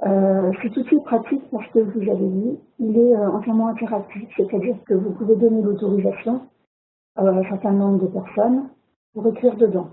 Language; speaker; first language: French; native; French